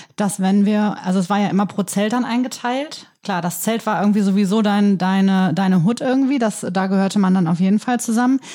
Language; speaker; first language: German; native; German